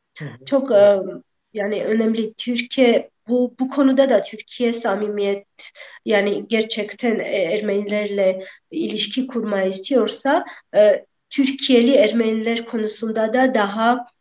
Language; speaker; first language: Turkish; non-native, fluent; Armenian